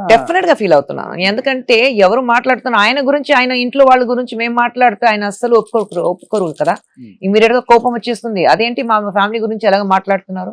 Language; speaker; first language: Telugu; non-native, fluent; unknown